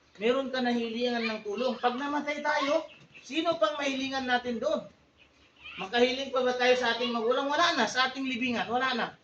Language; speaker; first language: Filipino; non-native, local second language; Tausug